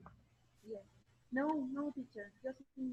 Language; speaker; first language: English; non-native, learner; Spanish